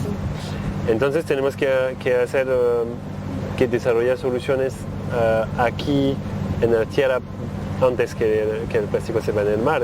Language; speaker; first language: Spanish; non-native, learner; French